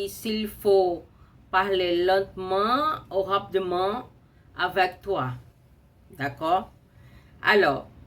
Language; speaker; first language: French; non-native, learner; Portuguese